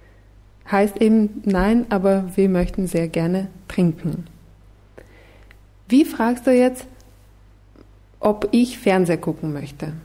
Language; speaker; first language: German; non-native, fluent; Russian